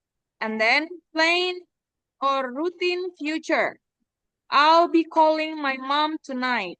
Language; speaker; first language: English; non-native, learner; Indonesian